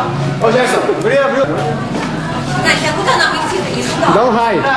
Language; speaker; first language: Portuguese; native; Portuguese